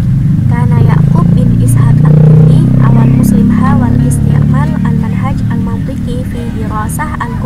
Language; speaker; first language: Arabic; non-native, learner; Indonesian